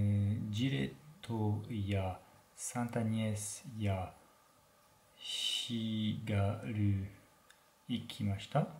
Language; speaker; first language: Japanese; non-native, learner; French